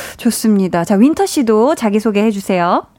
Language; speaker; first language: Korean; native; Korean